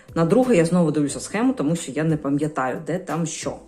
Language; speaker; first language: Ukrainian; native; Ukrainian